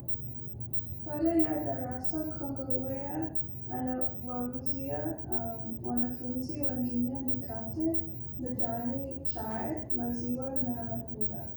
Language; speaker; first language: Swahili; non-native, learner; English